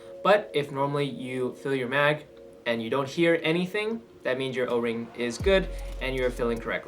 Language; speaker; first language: English; native; English